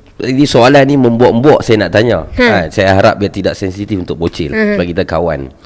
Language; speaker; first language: Malay; native; Malay